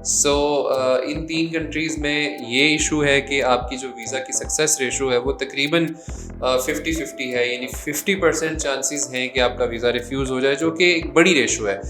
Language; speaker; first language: Urdu; non-native, local second language; Pahari-Potwari